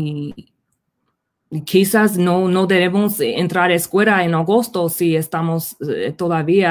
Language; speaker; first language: Spanish; early bilingual, heritage; Spanish